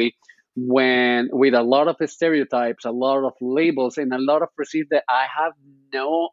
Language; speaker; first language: English; non-native, fluent; Spanish